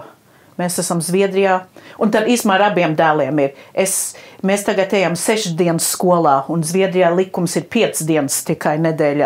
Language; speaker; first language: Latvian; early bilingual, heritage; Latvian